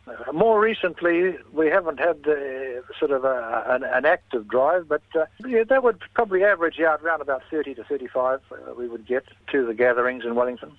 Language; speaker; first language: English; early bilingual, other home language; Estonian